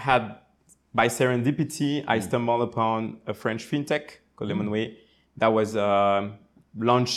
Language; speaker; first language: English; non-native, fluent; French